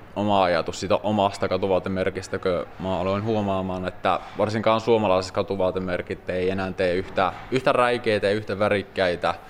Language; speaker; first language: Finnish; native; Finnish